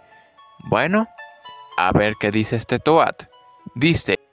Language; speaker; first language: Spanish; native; Spanish